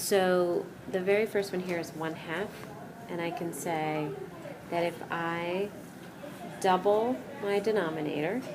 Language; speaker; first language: English; native; English